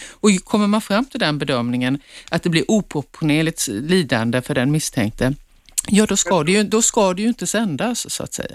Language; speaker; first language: Swedish; native; Swedish